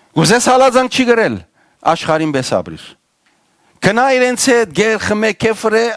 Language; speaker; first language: Armenian; native; Armenian